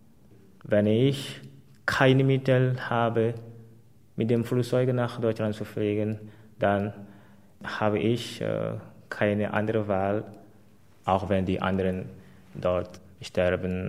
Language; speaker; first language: German; non-native, fluent; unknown